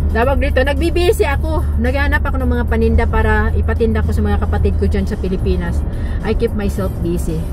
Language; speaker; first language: Filipino; native; Filipino